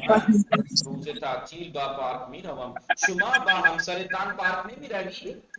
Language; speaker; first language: Persian; non-native, fluent; Urdu